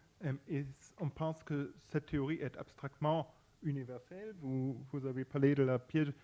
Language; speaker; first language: French; non-native, fluent; Spanish